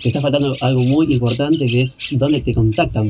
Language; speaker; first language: Spanish; native; Spanish